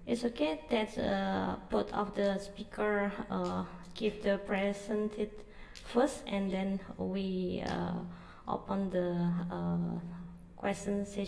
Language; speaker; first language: English; non-native, learner; Indonesian